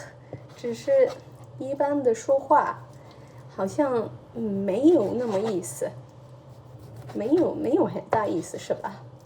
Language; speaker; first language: Chinese; early bilingual, heritage; Chinese